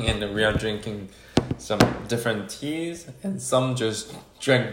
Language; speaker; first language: English; non-native, fluent; Korean